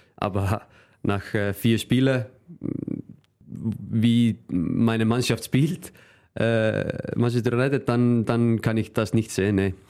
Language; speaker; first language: German; non-native, fluent; Icelandic